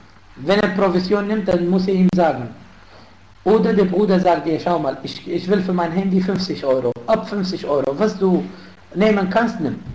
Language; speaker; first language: German; non-native, fluent; Arabic